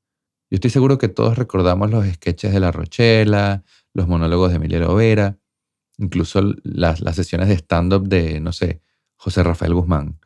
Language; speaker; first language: Spanish; native; Spanish